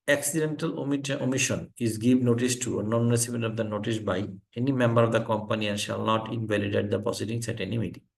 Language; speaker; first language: English; non-native, local second language; Bangla